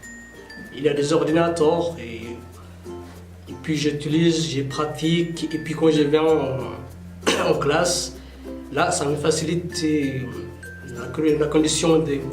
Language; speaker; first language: French; non-native, learner; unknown